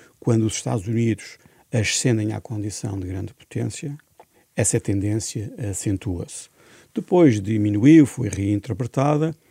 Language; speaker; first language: Portuguese; native; Portuguese